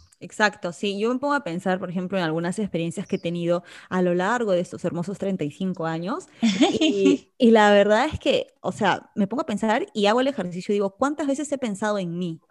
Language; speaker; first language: Spanish; native; Spanish